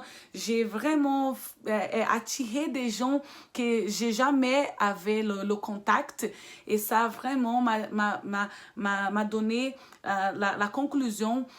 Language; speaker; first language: French; non-native, fluent; Portuguese